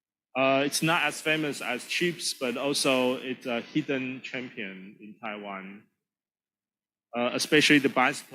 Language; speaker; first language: English; non-native, fluent; Chinese